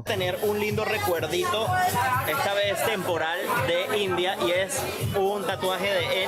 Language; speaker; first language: Spanish; native; Spanish